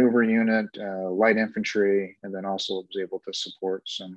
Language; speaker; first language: English; native; English